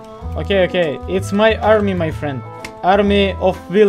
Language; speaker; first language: English; non-native, learner; Russian